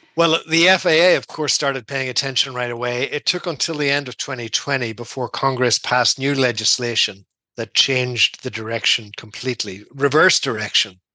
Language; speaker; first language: English; native; English